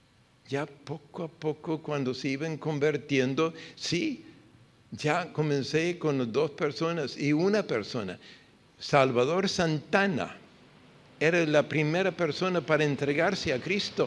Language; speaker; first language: Spanish; non-native, fluent; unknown